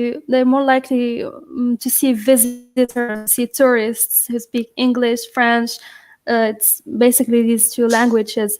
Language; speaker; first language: English; non-native, fluent; Arabic